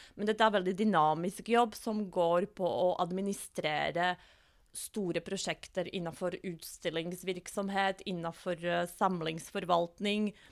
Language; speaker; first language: Norwegian; non-native, fluent; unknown